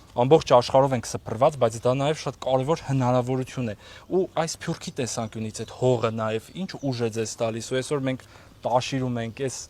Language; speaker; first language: Armenian; native; Armenian